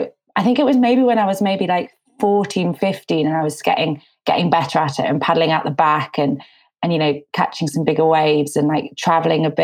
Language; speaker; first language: English; native; English